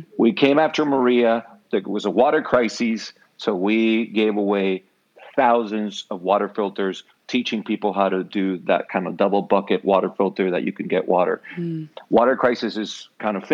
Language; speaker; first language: English; non-native, fluent; Spanish